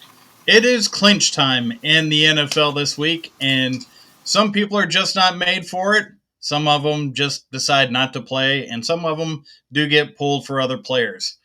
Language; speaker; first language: English; native; English